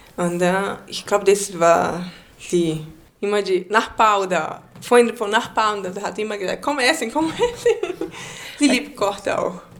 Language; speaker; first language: German; non-native, learner; Portuguese